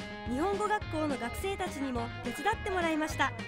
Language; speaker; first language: Japanese; native; Japanese